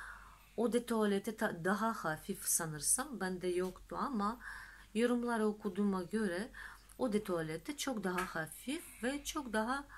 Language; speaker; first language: Turkish; non-native, fluent; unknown